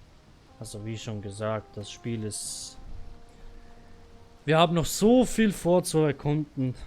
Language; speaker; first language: German; native; German